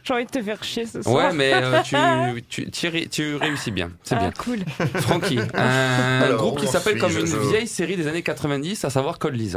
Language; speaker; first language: French; native; French